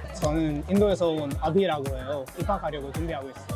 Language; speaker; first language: Korean; non-native, fluent; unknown